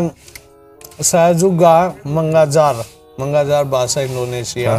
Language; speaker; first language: Indonesian; non-native, learner; Hindi